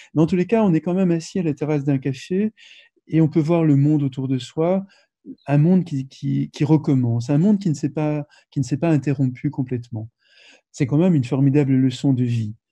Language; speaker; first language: French; native; French